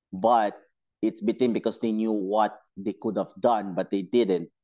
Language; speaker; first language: English; non-native, local second language; Cebuano